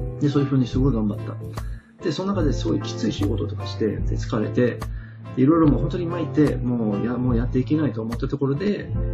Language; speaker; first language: Japanese; non-native, fluent; English